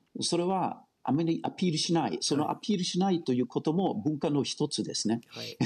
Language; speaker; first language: Japanese; non-native, fluent; German